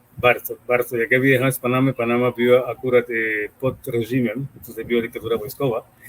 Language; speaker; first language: Polish; non-native, fluent; Spanish